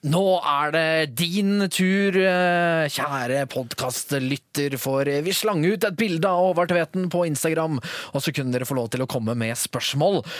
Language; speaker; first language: Norwegian; native; Norwegian